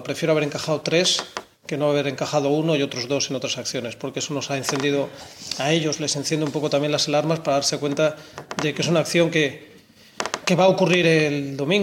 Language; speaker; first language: Spanish; native; Spanish